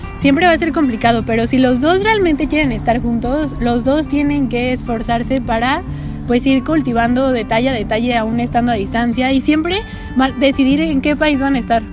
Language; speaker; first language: Spanish; native; Spanish